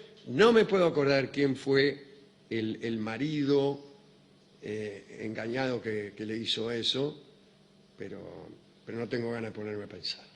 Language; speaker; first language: Spanish; native; Spanish